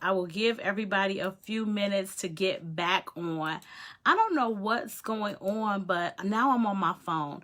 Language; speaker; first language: English; native; English